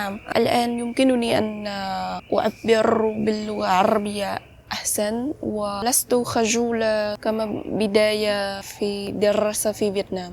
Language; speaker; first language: Arabic; non-native, learner; Vietnamese